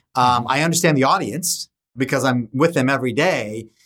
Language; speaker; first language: English; native; English